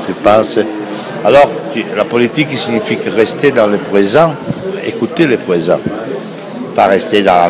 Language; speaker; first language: French; non-native, fluent; Italian